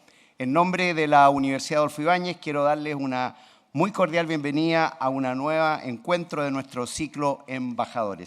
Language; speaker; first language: Spanish; native; Spanish